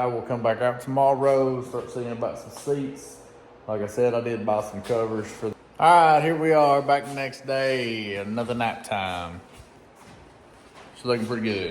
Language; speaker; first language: English; native; English